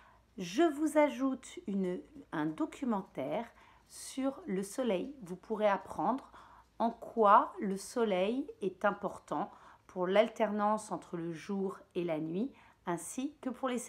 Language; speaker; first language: French; native; French